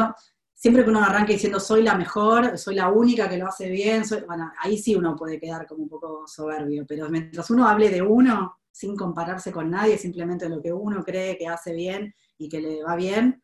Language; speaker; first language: Spanish; native; Spanish